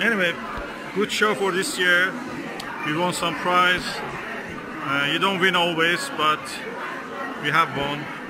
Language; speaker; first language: English; non-native, fluent; Persian